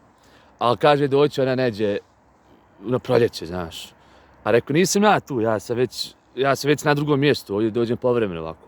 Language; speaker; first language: Bosnian; native; Bosnian